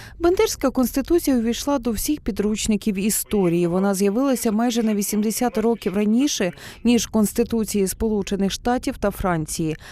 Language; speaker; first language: Ukrainian; non-native, local second language; Russian